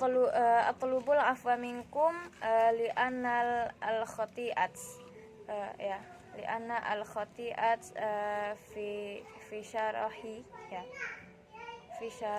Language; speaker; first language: Arabic; non-native, learner; Indonesian